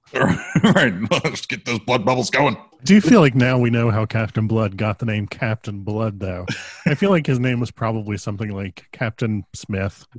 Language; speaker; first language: English; native; English